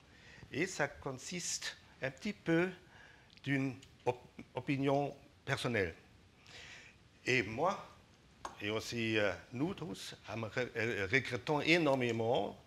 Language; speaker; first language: French; non-native, fluent; German